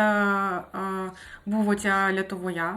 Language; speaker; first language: Lithuanian; non-native, learner; Russian